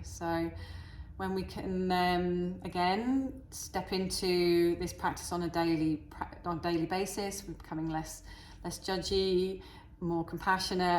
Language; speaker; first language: English; native; English